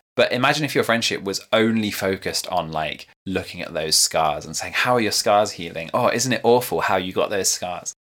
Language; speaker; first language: English; native; English